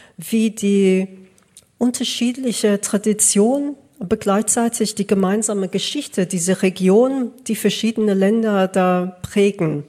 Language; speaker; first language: German; non-native, fluent; English